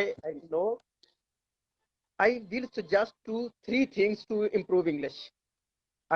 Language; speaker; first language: English; non-native, learner; Urdu